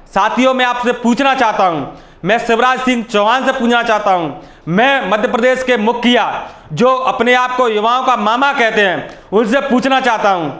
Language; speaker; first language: Hindi; native; Hindi